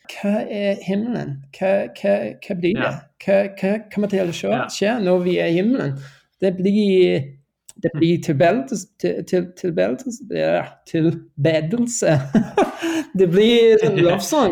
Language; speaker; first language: Norwegian; non-native, learner; English